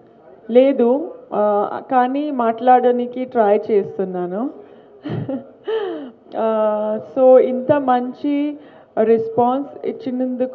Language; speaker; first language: Telugu; non-native, local second language; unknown